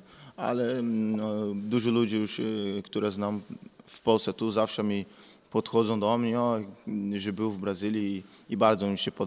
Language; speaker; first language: Polish; non-native, learner; Portuguese